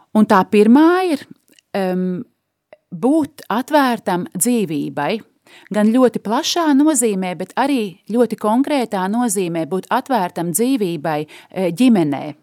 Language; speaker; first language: Latvian; native; Latvian